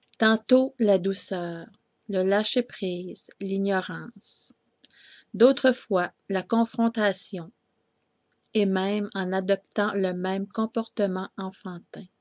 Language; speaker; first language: French; native; French